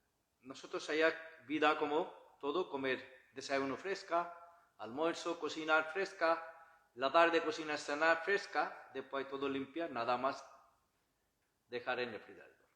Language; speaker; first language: Spanish; non-native, learner; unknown